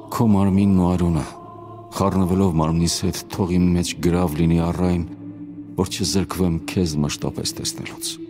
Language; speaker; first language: Armenian; native; Armenian